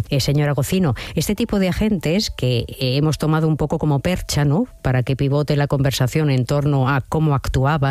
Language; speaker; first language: Spanish; native; Spanish